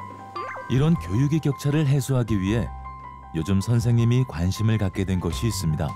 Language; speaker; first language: Korean; native; Korean